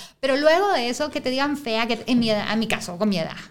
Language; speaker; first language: Spanish; native; Spanish